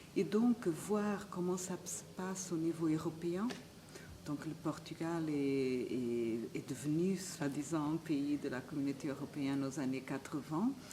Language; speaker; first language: French; non-native, fluent; Portuguese